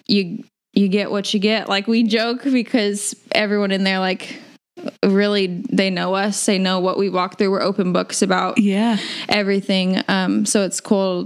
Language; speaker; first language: English; native; English